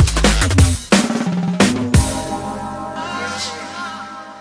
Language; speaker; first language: English; native; English